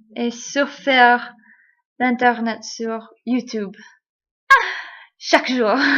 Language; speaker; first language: French; non-native, learner; English